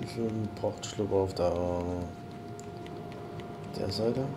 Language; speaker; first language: German; native; German